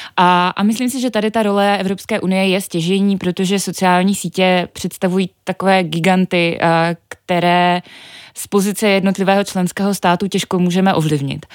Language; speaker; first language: Czech; native; Czech